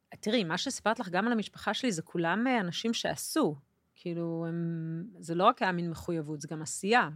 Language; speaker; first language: Hebrew; early bilingual, other home language; English